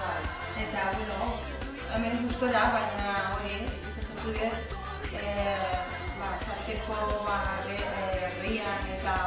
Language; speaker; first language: Basque; non-native, learner; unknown